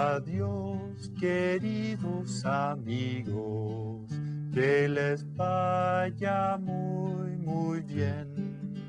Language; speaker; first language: Spanish; non-native, fluent; English